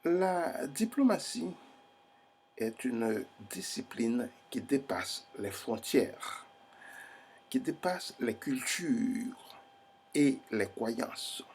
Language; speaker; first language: French; non-native, fluent; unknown